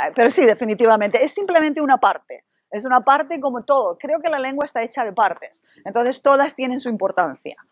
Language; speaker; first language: Spanish; native; Spanish